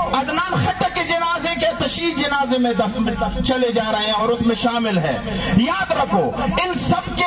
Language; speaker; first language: Urdu; non-native, local second language; Pashto